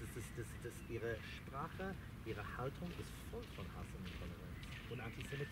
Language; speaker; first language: German; non-native, fluent; English